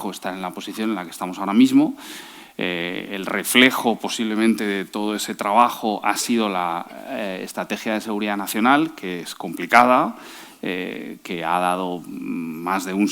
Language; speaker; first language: Spanish; native; Spanish